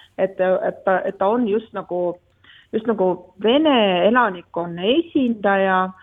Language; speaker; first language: Estonian; non-native, local second language; Russian